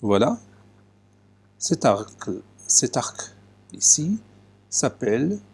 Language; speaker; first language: French; non-native, local second language; Arabic